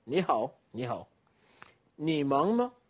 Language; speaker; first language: Chinese; non-native, fluent; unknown